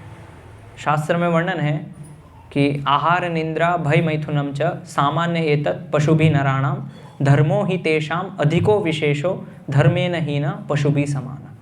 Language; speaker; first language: Hindi; native; Hindi